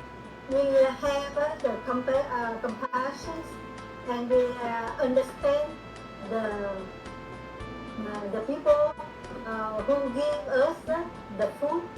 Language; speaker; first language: English; non-native, learner; Vietnamese